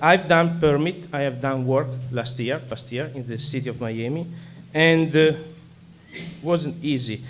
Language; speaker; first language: English; non-native, learner; Italian